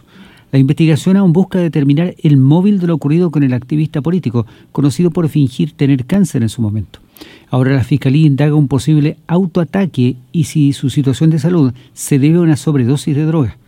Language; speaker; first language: Spanish; native; Spanish